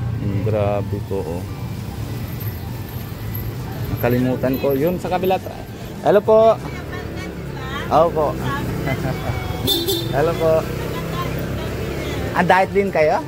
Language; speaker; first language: Filipino; non-native, fluent; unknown